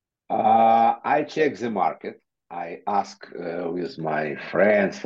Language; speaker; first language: English; non-native, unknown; Ukrainian